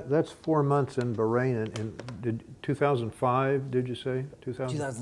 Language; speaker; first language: English; native; English